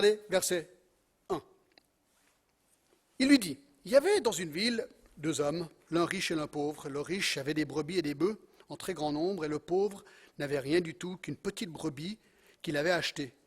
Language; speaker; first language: French; non-native, fluent; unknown